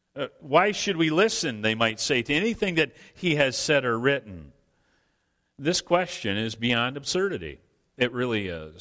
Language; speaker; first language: English; native; English